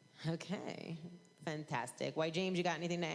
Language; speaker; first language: English; native; English